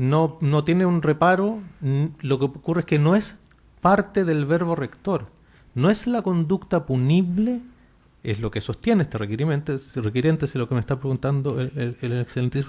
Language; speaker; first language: Spanish; native; Spanish